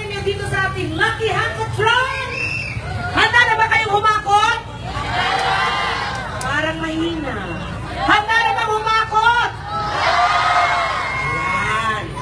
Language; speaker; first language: Filipino; native; Filipino